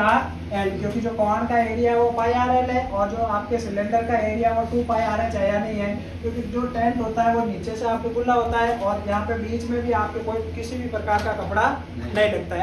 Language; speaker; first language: Hindi; native; Hindi